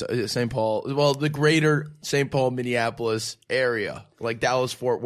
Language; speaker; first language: English; native; English